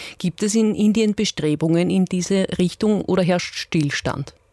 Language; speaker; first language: German; native; German